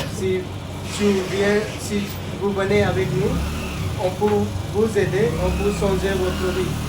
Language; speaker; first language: French; non-native, learner; Hindi